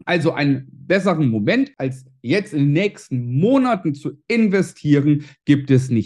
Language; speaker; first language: German; native; German